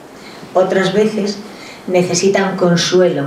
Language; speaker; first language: Spanish; native; Spanish